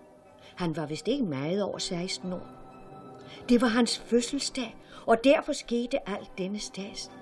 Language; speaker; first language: Danish; native; Danish